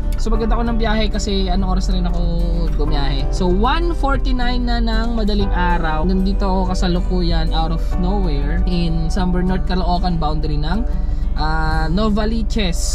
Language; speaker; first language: Filipino; native; Filipino